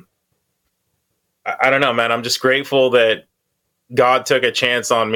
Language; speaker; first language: English; native; English